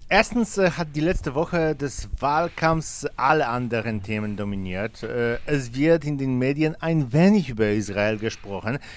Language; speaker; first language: German; non-native, fluent; Polish